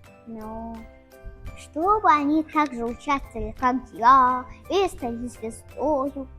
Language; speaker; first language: Russian; non-native, local second language; Tajik